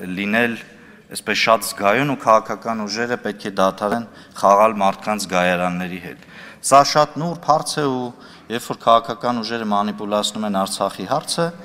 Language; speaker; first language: Armenian; native; Armenian